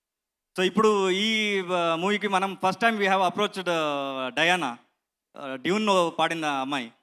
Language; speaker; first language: Telugu; non-native, local second language; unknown